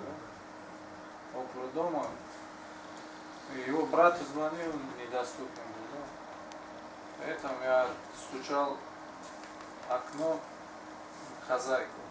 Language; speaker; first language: Russian; non-native, learner; Tajik